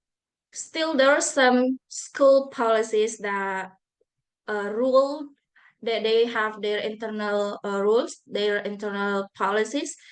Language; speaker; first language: English; non-native, fluent; Buginese